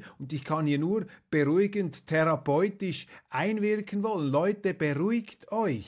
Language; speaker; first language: German; native; German